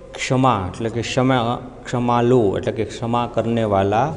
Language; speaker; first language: Hindi; non-native, local second language; Gujarati